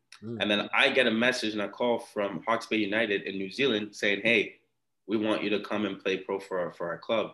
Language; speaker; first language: English; non-native, fluent; Akan